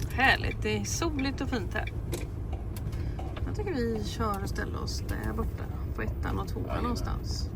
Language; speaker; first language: Swedish; native; Swedish